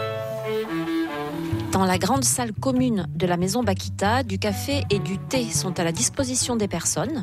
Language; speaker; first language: French; native; French